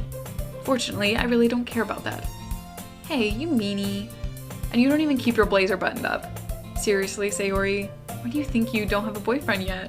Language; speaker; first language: English; native; English